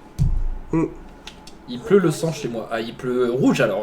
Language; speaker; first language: French; native; French